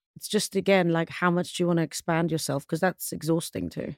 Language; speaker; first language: English; native; English